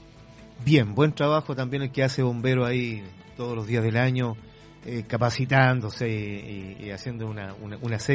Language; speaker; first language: Spanish; native; Spanish